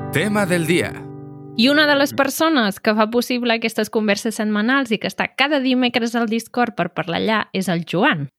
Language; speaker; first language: Catalan; native; Catalan